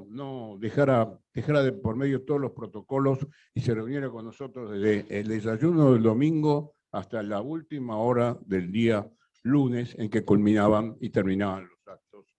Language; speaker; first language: Spanish; native; Spanish